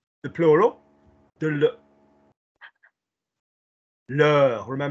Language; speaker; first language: French; non-native, fluent; English